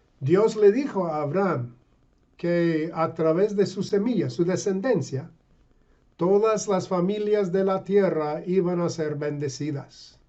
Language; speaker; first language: Spanish; non-native, fluent; English